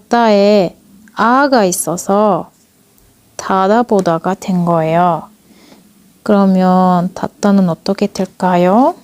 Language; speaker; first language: Korean; non-native, fluent; Turkish